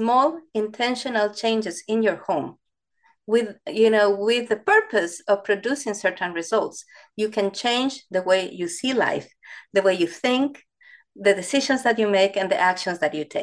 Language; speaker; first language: English; non-native, fluent; Spanish